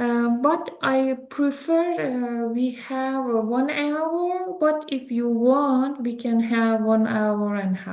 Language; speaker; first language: English; non-native, learner; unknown